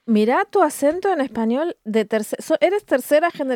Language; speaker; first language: Spanish; native; Spanish